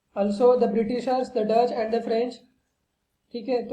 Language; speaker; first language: Hindi; non-native, local second language; Marathi